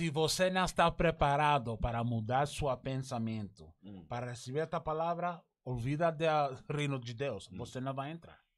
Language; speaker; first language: Portuguese; non-native, learner; Spanish